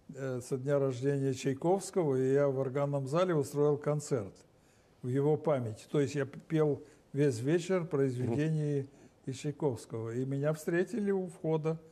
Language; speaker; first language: Russian; non-native, local second language; Romanian